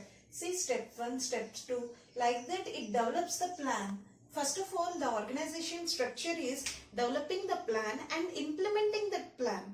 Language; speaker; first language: English; non-native, local second language; Telugu